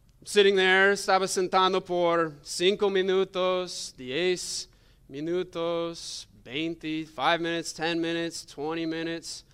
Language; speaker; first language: Spanish; non-native, learner; English